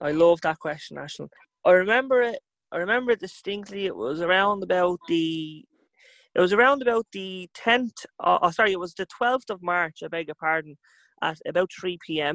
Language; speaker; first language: English; native; English